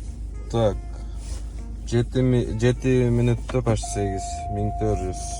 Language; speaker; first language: Russian; non-native, local second language; Kyrgyz